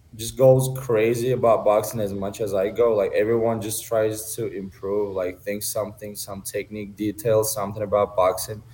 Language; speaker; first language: English; non-native, fluent; Turkish